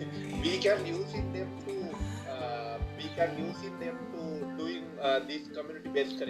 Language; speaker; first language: English; non-native, learner; Sinhala